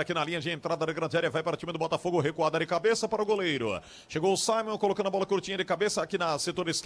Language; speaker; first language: Portuguese; native; Portuguese